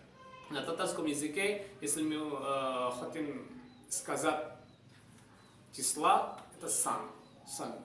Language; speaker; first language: Russian; non-native, fluent; Javanese